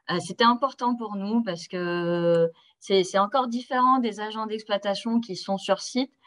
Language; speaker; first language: French; native; French